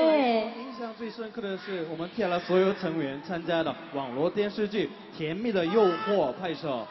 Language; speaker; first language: Chinese; non-native, fluent; Korean